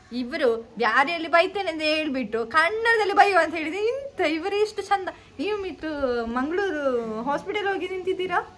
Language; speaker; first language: Kannada; non-native, local second language; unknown